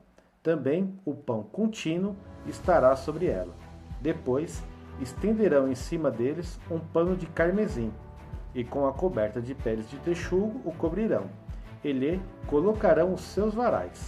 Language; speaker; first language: Portuguese; native; Portuguese